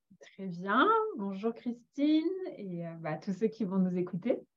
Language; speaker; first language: French; native; French